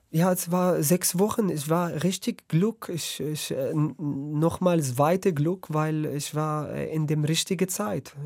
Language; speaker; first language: German; non-native, learner; Arabic